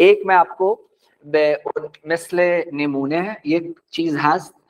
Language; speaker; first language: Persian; non-native, fluent; Urdu